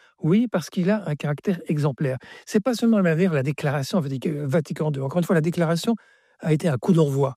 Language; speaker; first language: French; native; French